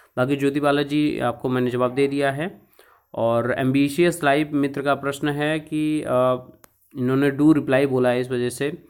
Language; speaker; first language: Hindi; native; Hindi